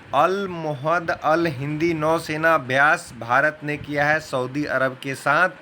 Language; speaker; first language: Hindi; native; Hindi